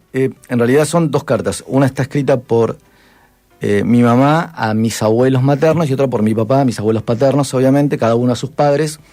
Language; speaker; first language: Spanish; native; Spanish